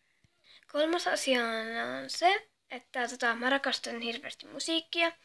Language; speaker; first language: Finnish; native; Finnish